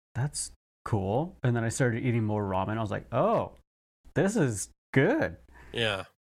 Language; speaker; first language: English; native; English